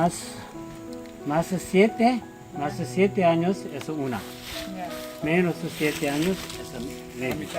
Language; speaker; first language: Spanish; non-native, learner; Korean